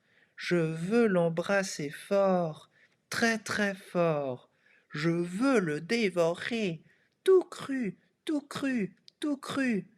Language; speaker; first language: French; non-native, fluent; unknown